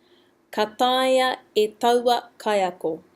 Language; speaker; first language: Māori; non-native, fluent; English